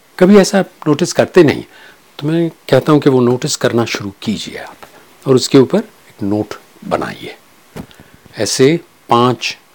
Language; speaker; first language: Hindi; non-native, local second language; Kachhi